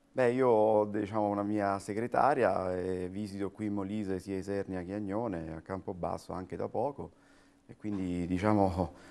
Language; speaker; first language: Italian; native; Italian